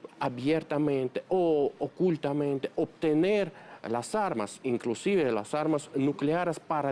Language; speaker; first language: Spanish; non-native, fluent; Russian